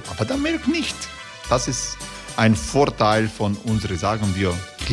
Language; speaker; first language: German; non-native, learner; Croatian